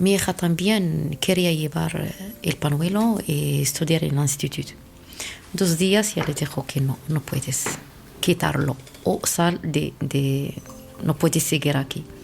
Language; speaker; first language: Spanish; non-native, learner; Arabic